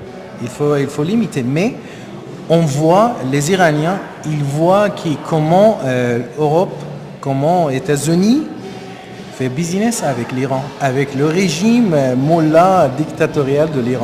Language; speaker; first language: French; non-native, learner; Persian